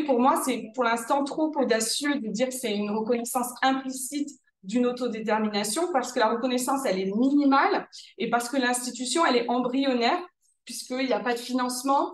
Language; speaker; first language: French; native; French